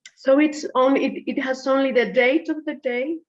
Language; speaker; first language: English; non-native, fluent; Spanish